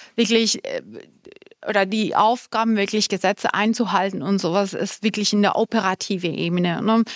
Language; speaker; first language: German; non-native, fluent; Spanish